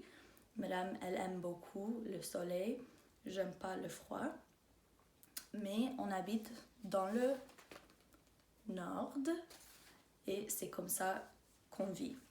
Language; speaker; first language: French; non-native, local second language; English